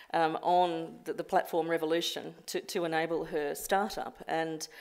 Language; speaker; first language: English; native; English